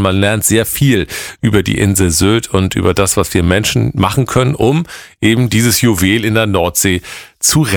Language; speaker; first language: German; native; German